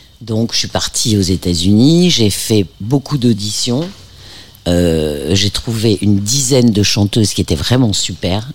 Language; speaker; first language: French; early bilingual, heritage; French